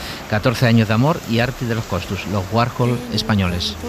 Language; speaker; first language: Spanish; native; Spanish